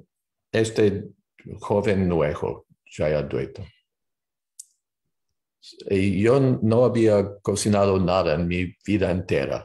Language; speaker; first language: Spanish; non-native, fluent; English